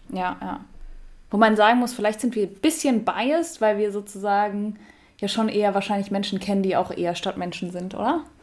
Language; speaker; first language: German; native; German